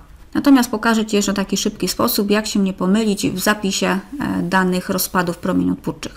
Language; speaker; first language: Polish; native; Polish